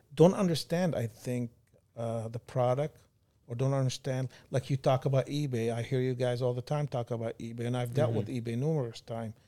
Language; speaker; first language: English; non-native, fluent; Arabic